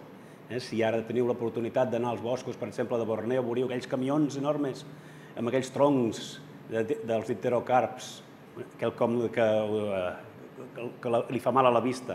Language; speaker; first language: Catalan; native; Catalan